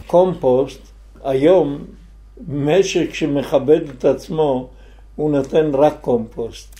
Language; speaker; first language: Hebrew; non-native, fluent; Italian